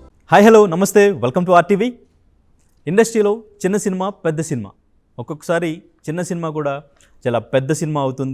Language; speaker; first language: Telugu; native; Telugu